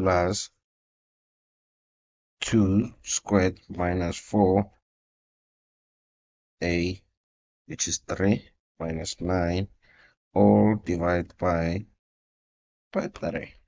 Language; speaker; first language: English; non-native, local second language; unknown